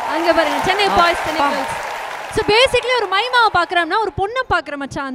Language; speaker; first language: Tamil; native; Tamil